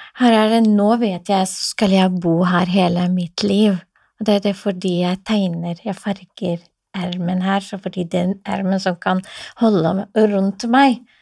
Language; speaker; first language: Norwegian; non-native, fluent; Assyrian Neo-Aramaic